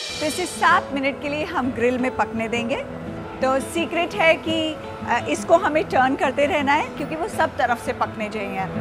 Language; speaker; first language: Hindi; native; Hindi